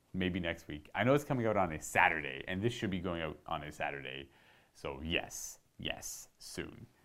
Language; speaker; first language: English; native; English